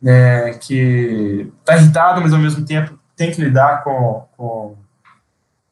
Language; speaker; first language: Portuguese; native; Portuguese